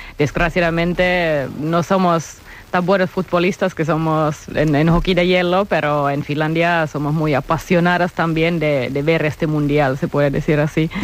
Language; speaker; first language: Spanish; non-native, fluent; Finnish